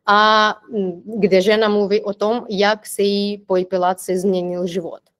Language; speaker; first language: Czech; non-native, fluent; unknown